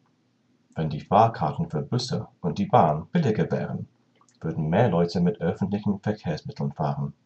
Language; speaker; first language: German; non-native, learner; English